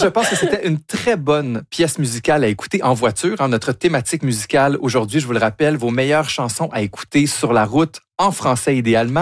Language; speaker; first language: French; native; French